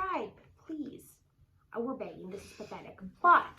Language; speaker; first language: English; native; English